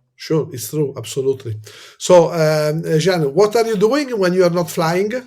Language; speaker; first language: English; non-native, fluent; Italian